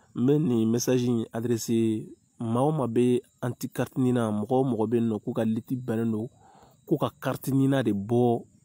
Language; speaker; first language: French; non-native, local second language; Bambara